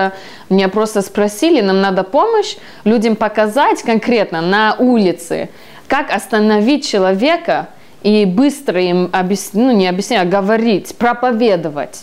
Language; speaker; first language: Russian; early bilingual, heritage; Russian